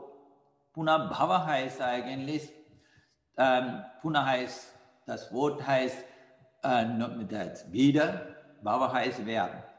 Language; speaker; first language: German; non-native, fluent; Sinhala